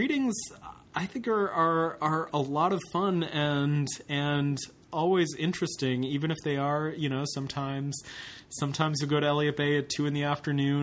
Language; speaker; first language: English; native; English